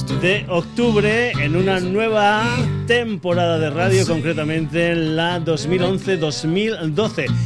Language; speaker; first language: Spanish; native; Spanish